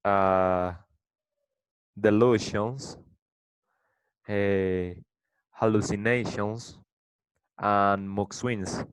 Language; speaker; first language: English; non-native, learner; Spanish